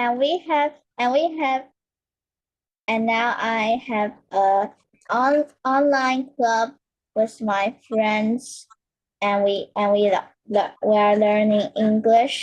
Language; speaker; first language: English; non-native, learner; Chinese